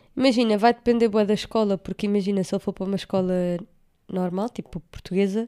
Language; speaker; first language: Portuguese; native; Portuguese